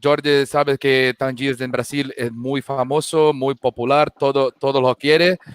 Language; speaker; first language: Spanish; non-native, fluent; Portuguese